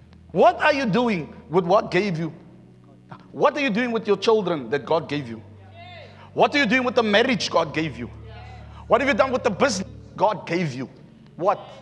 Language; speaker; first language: English; non-native, local second language; Afrikaans